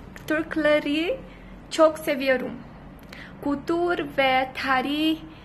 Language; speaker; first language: Turkish; non-native, learner; Portuguese